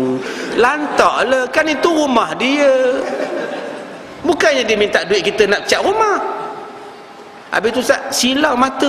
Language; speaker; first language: Malay; native; Malay